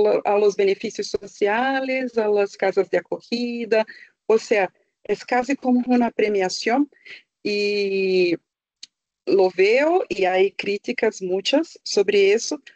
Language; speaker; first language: Spanish; non-native, fluent; Portuguese